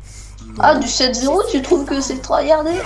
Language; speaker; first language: French; native; French